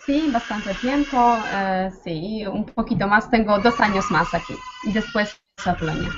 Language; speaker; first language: Spanish; non-native, fluent; Polish